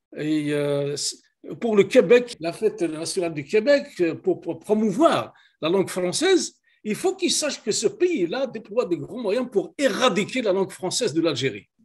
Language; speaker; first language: French; non-native, local second language; Kabyle